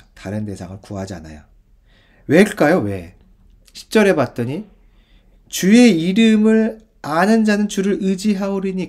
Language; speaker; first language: Korean; native; Korean